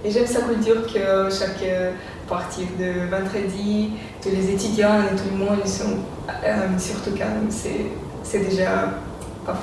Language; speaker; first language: French; non-native, fluent; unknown